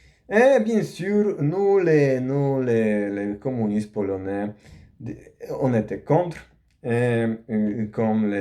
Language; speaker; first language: French; non-native, learner; Polish